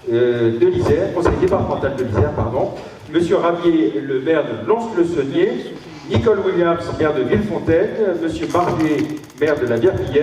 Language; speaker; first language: French; native; French